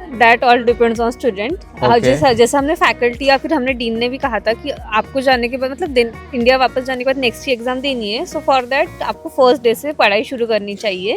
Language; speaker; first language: Hindi; native; Hindi